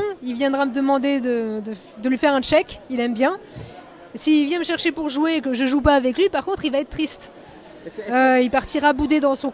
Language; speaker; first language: French; native; French